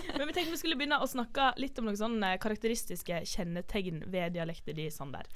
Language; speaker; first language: Norwegian; native; Norwegian